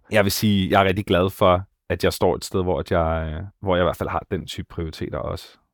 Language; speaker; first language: Danish; native; Danish